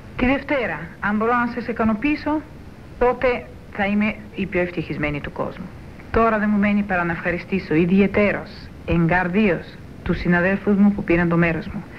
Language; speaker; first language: Greek; early bilingual, heritage; Greek